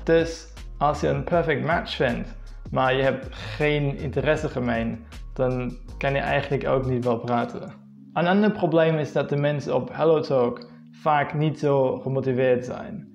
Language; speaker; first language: Dutch; non-native, fluent; English